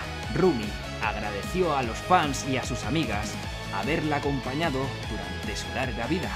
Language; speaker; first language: Spanish; native; Spanish